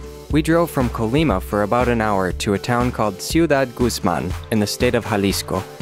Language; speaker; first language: English; native; English